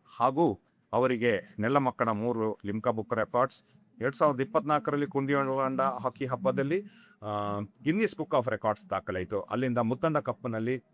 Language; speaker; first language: Kannada; non-native, local second language; Kodava